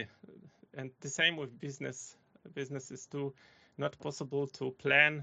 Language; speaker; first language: English; non-native, learner; Polish